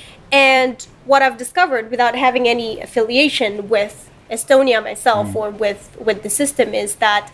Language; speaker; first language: English; non-native, fluent; Romanian